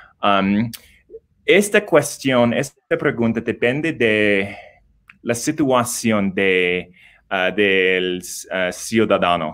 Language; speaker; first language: Spanish; non-native, learner; English